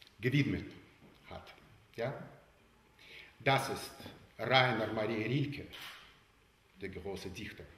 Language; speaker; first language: German; non-native, learner; Russian